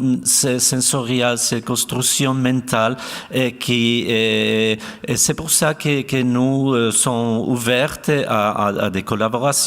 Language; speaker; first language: French; non-native, fluent; Spanish